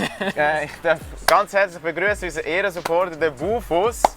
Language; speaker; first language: German; native; German